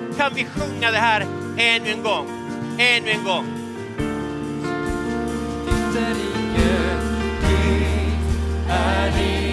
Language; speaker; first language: Swedish; non-native, fluent; Spanish